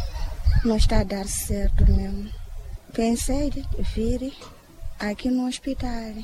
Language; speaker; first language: Portuguese; non-native, local second language; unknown